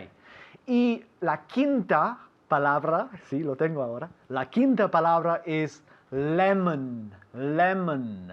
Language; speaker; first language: Spanish; non-native, fluent; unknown